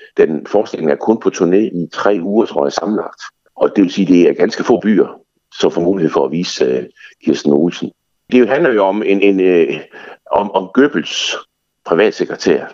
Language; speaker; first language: Danish; native; Danish